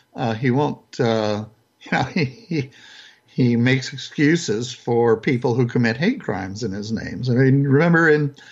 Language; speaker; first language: English; native; English